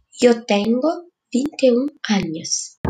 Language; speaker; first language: Spanish; non-native, learner; Portuguese